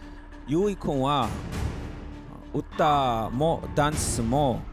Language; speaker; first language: Japanese; non-native, fluent; Korean